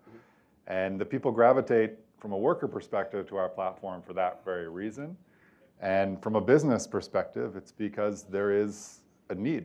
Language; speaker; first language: English; native; English